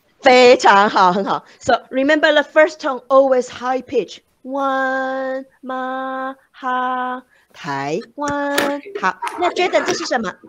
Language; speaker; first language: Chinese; native; Chinese